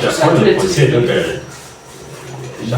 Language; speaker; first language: French; non-native, learner; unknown